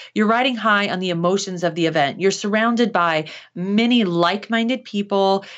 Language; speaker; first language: English; native; English